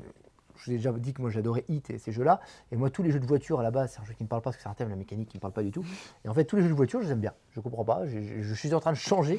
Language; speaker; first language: French; native; French